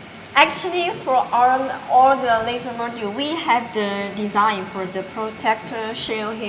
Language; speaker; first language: English; non-native, learner; Chinese